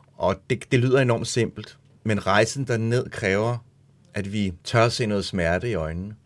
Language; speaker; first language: Danish; early bilingual, other home language; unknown